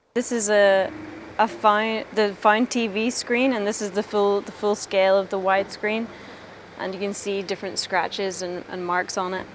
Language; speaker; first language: English; native; English